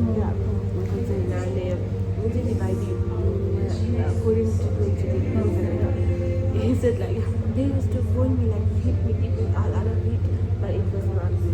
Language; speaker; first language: English; non-native, learner; Tibetan